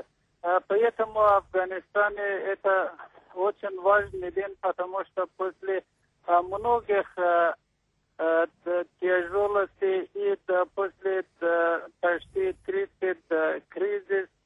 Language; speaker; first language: Russian; non-native, learner; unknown